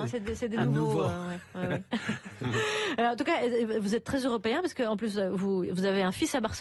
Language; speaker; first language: French; native; French